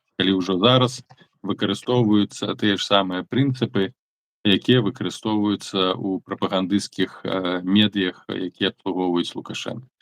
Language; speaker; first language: Belarusian; native; Belarusian